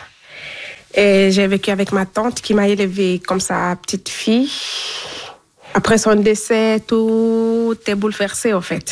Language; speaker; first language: French; non-native, local second language; Fula